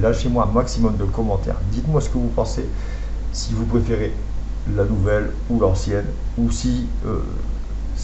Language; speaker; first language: French; native; French